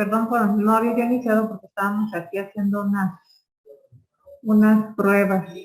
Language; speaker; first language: Spanish; native; Spanish